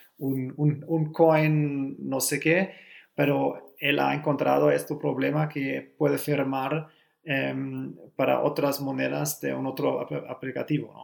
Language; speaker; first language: Spanish; non-native, learner; German